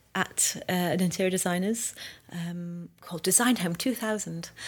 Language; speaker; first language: English; native; English